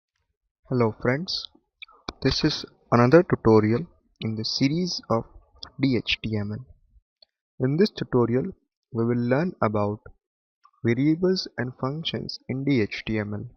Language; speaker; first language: English; non-native, local second language; Gujarati